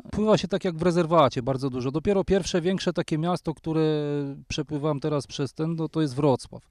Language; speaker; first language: Polish; native; Polish